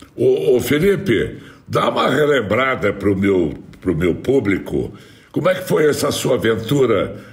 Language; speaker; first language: Portuguese; native; Portuguese